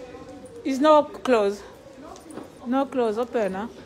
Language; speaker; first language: English; non-native, learner; French